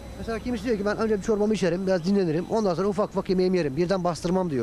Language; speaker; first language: Turkish; native; Turkish